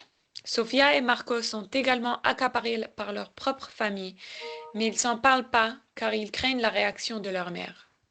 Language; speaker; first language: French; native; French